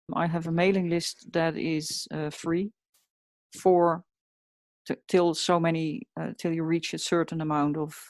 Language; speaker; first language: English; non-native, fluent; Dutch